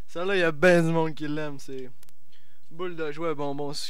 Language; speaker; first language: French; native; French